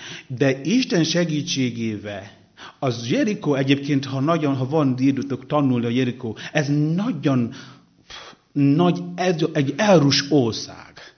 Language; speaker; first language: Hungarian; non-native, learner; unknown